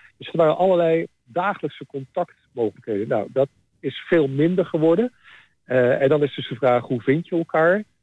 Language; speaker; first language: Dutch; native; Dutch